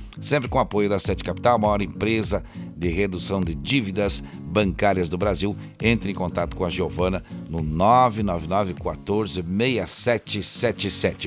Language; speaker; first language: Portuguese; native; Portuguese